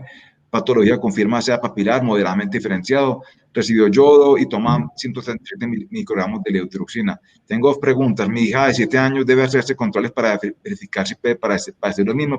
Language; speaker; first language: Spanish; native; Spanish